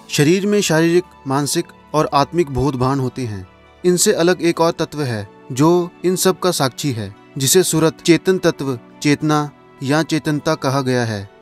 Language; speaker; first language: Hindi; non-native, local second language; Punjabi